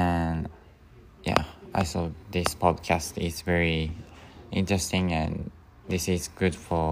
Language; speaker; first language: English; non-native, learner; Japanese